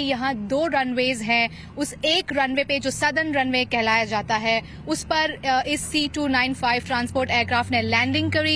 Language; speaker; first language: Hindi; native; Hindi